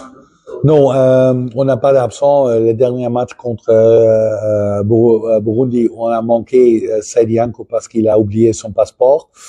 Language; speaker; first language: French; non-native, fluent; Dutch